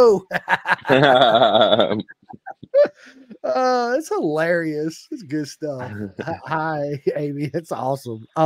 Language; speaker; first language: English; native; English